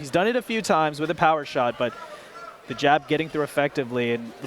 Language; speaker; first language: English; native; English